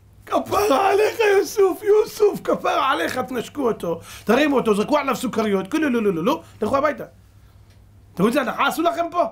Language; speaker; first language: Hebrew; native; Hebrew